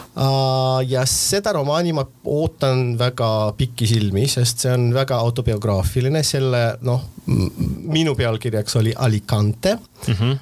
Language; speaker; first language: Estonian; non-native, local second language; Russian